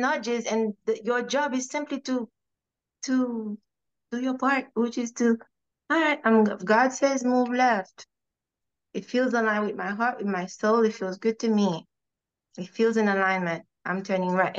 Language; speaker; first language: English; non-native, fluent; French